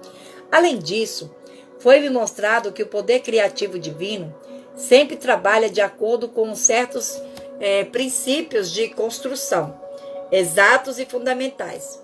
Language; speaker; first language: Portuguese; native; Portuguese